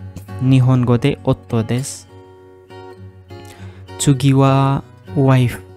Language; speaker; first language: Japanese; non-native, fluent; Indonesian